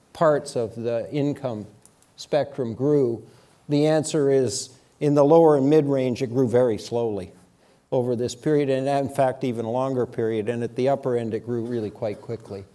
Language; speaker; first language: English; native; English